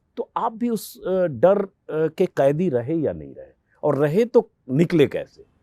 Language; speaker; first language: Hindi; native; Hindi